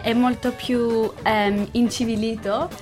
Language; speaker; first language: Italian; non-native, learner; English